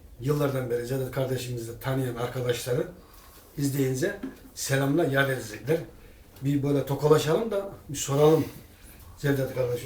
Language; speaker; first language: Turkish; native; Turkish